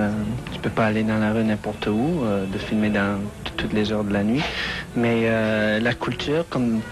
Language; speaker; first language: French; non-native, fluent; English